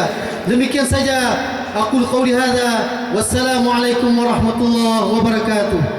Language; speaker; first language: Indonesian; native; Indonesian